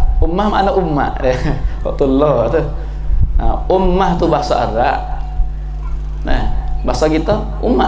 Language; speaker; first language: Malay; native; Malay